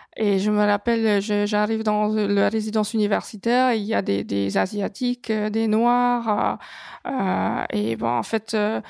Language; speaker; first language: French; non-native, fluent; Hungarian